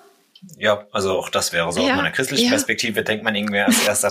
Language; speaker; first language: German; native; German